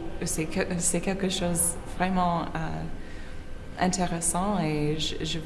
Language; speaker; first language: French; non-native, learner; English